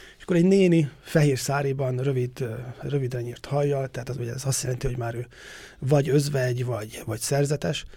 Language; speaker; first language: Hungarian; native; Hungarian